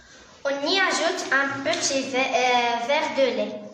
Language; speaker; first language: French; non-native, learner; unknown